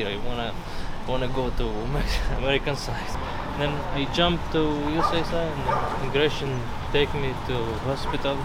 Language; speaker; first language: English; non-native, learner; Arabic